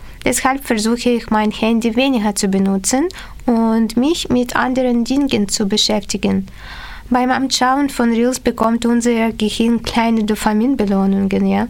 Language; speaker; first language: German; non-native, learner; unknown